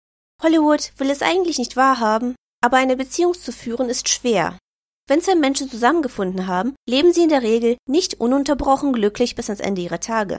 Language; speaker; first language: German; native; German